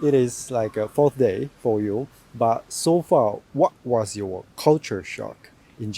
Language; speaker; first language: English; non-native, learner; Japanese